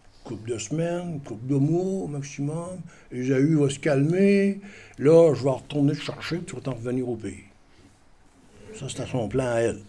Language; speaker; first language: French; native; French